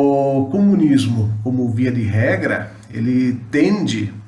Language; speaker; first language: Portuguese; native; Portuguese